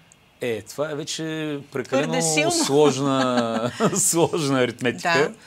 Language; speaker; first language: Bulgarian; native; Bulgarian